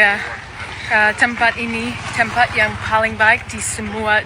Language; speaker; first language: Indonesian; non-native, learner; English